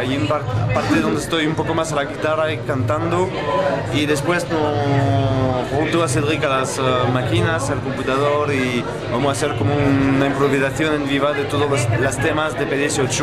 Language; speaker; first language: Spanish; non-native, fluent; French